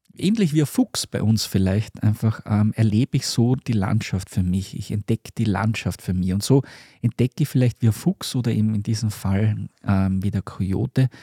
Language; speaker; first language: German; native; German